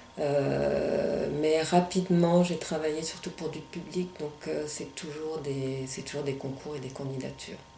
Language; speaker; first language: French; non-native, local second language; German